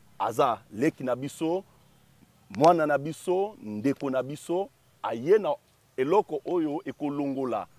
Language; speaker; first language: Lingala; native; Lingala